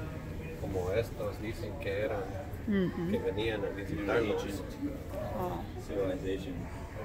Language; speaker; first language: Spanish; non-native, learner; English